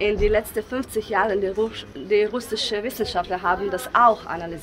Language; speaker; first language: German; non-native, learner; Bosnian